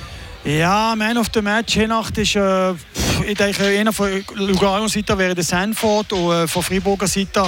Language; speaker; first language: German; native; German